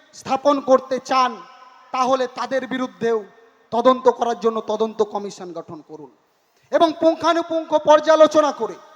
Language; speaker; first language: Bangla; non-native, local second language; Santali